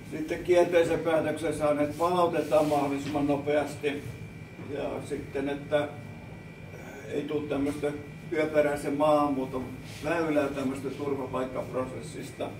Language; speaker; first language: Finnish; native; Finnish